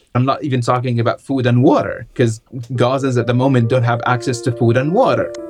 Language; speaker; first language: English; non-native, fluent; Arabic